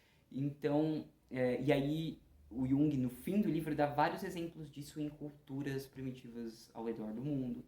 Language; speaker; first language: Portuguese; native; Portuguese